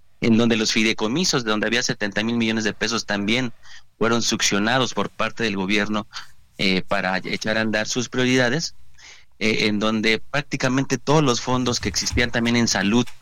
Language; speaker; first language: Spanish; native; Spanish